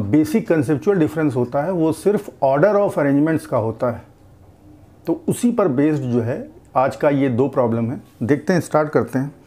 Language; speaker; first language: Hindi; native; Hindi